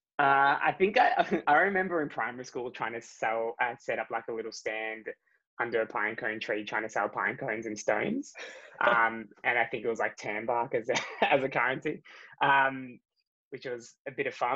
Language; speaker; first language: English; native; English